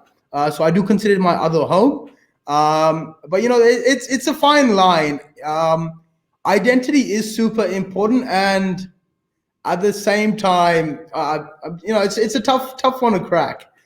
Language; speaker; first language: English; early bilingual, other home language; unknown